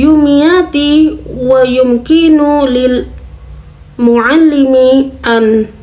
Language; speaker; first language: Arabic; non-native, learner; Indonesian